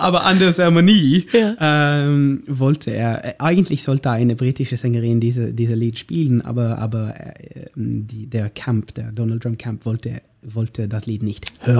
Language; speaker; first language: German; non-native, learner; Norwegian